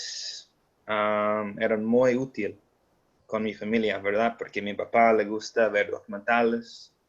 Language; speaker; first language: Spanish; non-native, fluent; English